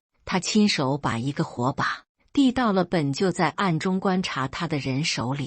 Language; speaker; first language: Chinese; native; Chinese